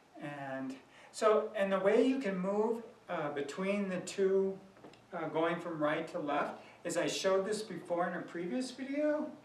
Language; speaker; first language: English; native; English